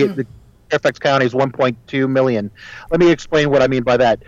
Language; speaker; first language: English; early bilingual, other home language; Spanish